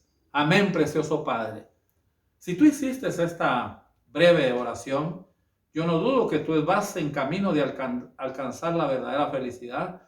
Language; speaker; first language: Spanish; native; Spanish